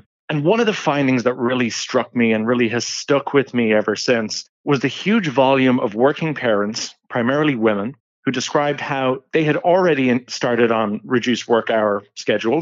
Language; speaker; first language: English; native; English